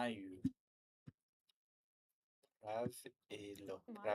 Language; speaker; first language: Russian; non-native, learner; English